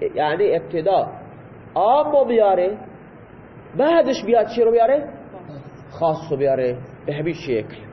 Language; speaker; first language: Persian; non-native, local second language; Baluchi